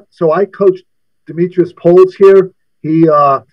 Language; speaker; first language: English; native; English